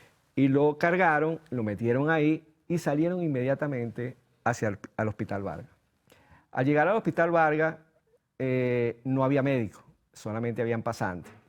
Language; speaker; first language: Spanish; native; Spanish